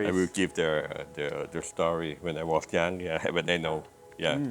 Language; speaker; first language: English; non-native, learner; Thai